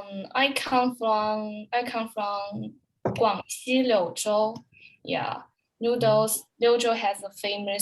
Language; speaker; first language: English; non-native, learner; Chinese